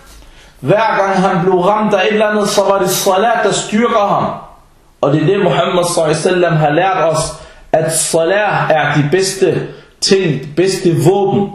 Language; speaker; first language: Danish; early bilingual, other home language; Arabic